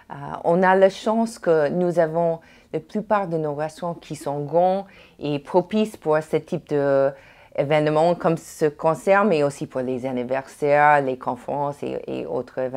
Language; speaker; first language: French; non-native, fluent; English